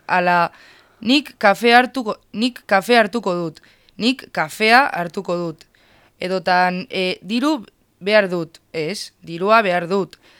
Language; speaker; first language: Basque; native; Basque